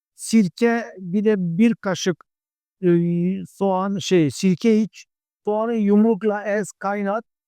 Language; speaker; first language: Turkish; native; Turkish